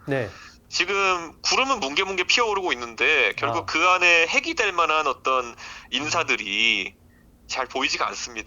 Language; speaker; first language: Korean; native; Korean